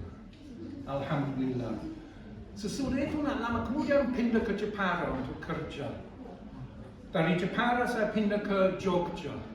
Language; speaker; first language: Indonesian; non-native, fluent; English